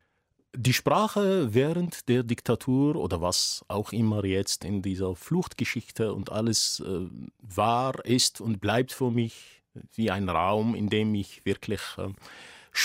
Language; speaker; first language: German; non-native, fluent; Arabic